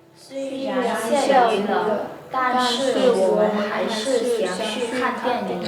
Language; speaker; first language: Chinese; non-native, learner; Lao